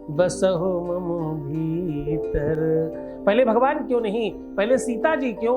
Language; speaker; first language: Hindi; native; Hindi